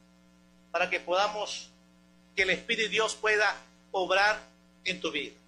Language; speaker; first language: Spanish; native; Spanish